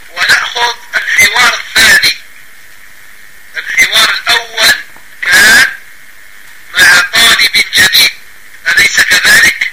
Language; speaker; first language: Arabic; non-native, fluent; French